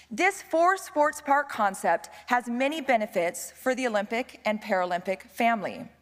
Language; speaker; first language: English; native; English